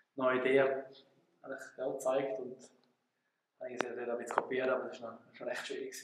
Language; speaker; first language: German; native; German